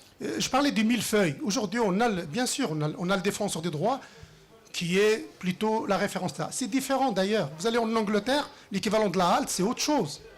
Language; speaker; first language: French; early bilingual, other home language; Riffian